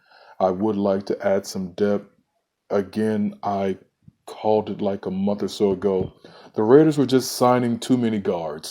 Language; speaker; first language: English; native; English